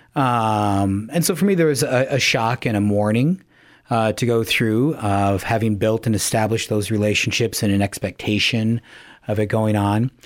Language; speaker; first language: English; native; English